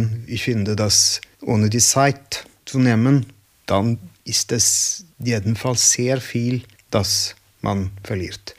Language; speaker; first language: German; non-native, learner; Norwegian